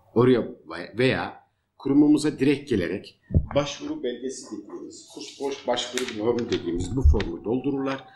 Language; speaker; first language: Turkish; native; Turkish